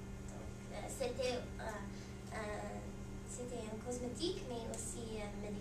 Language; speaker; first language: French; non-native, learner; English